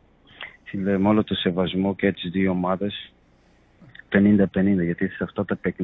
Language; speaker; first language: Greek; non-native, fluent; Portuguese